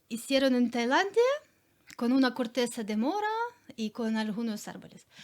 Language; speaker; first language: Spanish; non-native, learner; Ukrainian